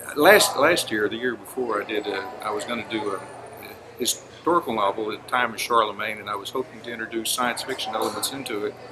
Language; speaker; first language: English; native; English